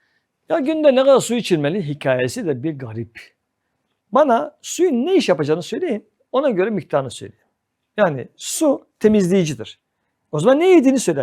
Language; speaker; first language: Turkish; native; Turkish